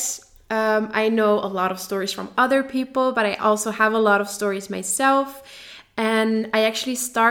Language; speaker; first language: English; non-native, fluent; Dutch